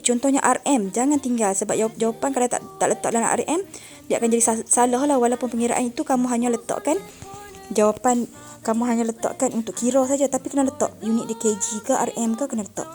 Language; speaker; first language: Malay; native; Malay